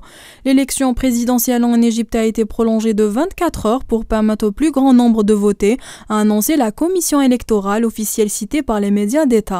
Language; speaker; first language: French; non-native, local second language; Arabic